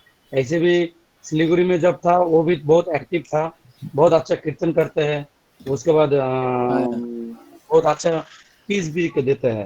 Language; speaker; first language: Hindi; non-native, local second language; Bangla